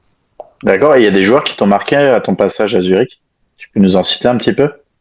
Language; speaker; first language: French; native; French